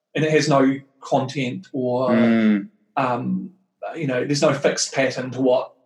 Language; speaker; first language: English; native; English